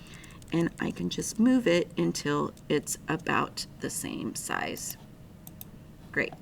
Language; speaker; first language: English; native; English